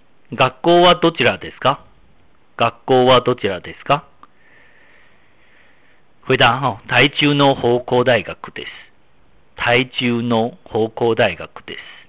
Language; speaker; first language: Japanese; non-native, fluent; Chinese